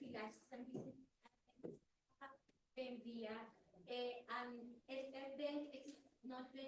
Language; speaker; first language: German; non-native, fluent; Spanish